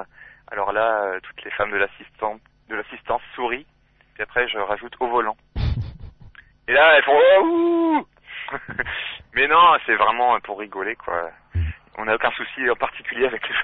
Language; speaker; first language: French; native; French